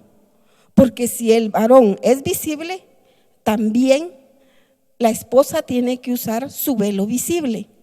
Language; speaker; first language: Spanish; native; Spanish